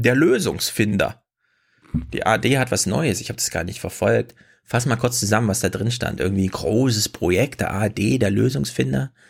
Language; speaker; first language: German; native; German